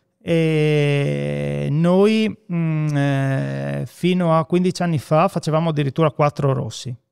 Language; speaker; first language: Italian; native; Italian